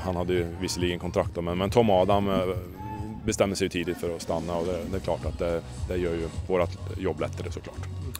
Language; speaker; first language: Swedish; native; Swedish